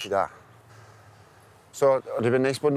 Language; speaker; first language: Welsh; native; Welsh